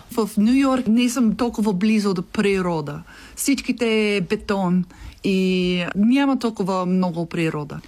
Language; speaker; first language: Bulgarian; non-native, learner; English